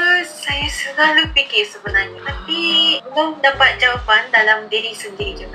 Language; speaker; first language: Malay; non-native, fluent; Japanese